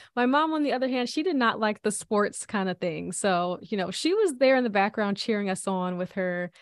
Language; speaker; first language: English; native; English